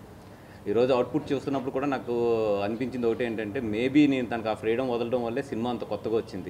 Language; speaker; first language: Telugu; native; Telugu